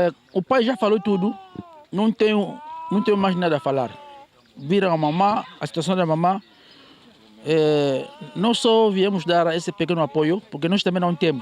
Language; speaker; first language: Portuguese; native; Portuguese